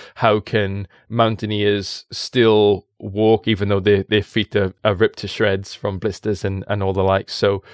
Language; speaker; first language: English; native; English